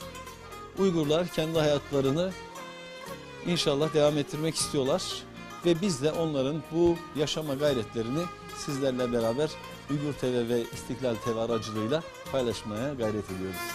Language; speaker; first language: Turkish; native; Turkish